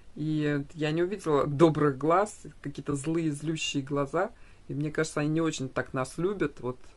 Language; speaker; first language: Russian; native; Russian